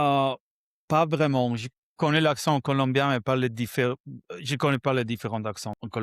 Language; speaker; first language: French; non-native, fluent; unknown